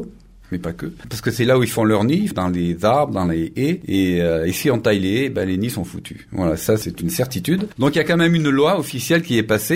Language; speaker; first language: French; native; French